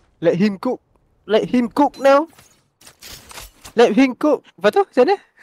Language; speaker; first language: English; non-native, local second language; Malay